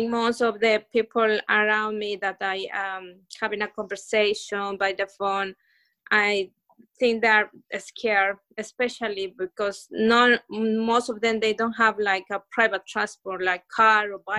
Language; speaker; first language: English; non-native, fluent; Spanish